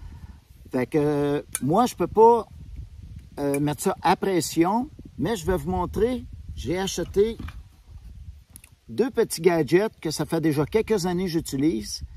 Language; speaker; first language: French; native; French